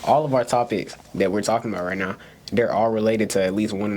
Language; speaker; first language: English; native; English